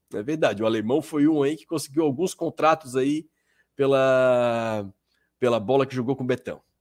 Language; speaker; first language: Portuguese; native; Portuguese